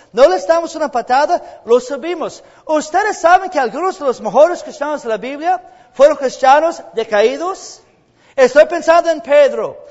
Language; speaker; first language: Spanish; non-native, fluent; English